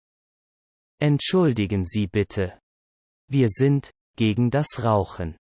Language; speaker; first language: German; non-native, learner; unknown